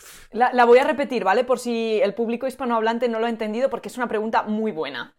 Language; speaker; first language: Spanish; native; Spanish